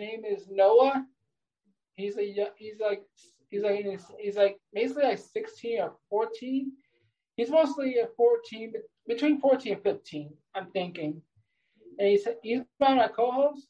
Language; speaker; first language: English; native; English